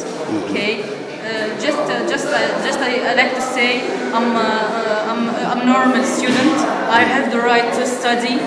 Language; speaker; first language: English; non-native, learner; Arabic